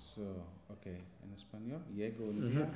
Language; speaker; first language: Spanish; non-native, fluent; English